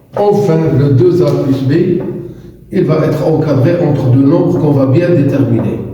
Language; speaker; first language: French; non-native, local second language; Arabic